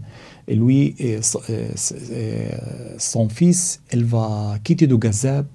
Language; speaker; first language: French; non-native, learner; Arabic